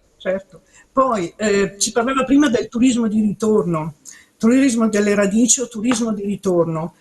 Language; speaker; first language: Italian; native; Italian